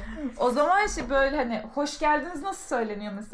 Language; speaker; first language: Turkish; native; Turkish